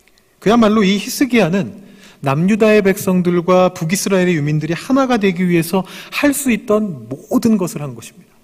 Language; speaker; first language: Korean; native; Korean